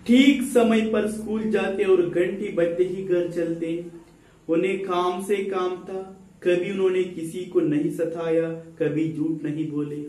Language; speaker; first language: Hindi; non-native, local second language; Kannada